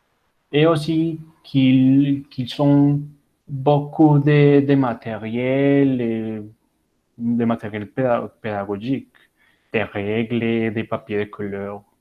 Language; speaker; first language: French; non-native, learner; Spanish